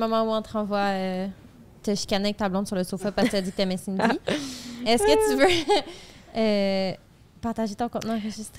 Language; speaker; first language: French; native; French